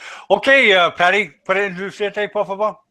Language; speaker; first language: Spanish; non-native, learner; English